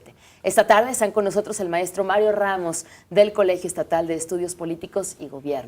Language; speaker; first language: Spanish; native; Spanish